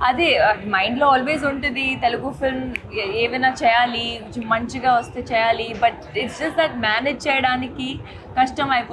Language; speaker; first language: Telugu; non-native, local second language; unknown